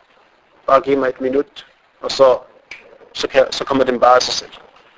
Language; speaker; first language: Danish; non-native, fluent; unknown